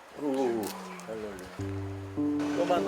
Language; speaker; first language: Korean; native; Korean